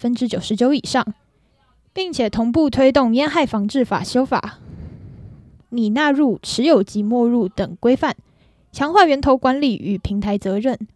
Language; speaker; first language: Chinese; native; Chinese